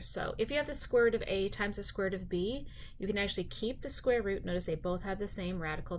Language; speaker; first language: English; native; English